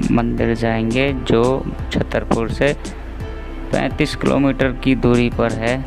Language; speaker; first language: Hindi; native; Hindi